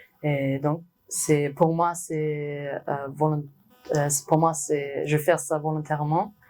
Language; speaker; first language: French; non-native, learner; German